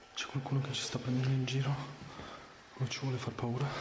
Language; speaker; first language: Italian; native; Italian